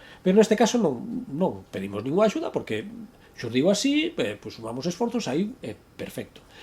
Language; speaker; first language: Galician; native; Galician